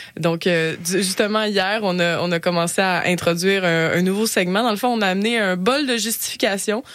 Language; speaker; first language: French; native; French